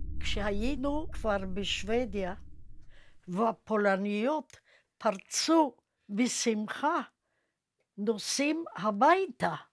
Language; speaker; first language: Hebrew; non-native, fluent; Polish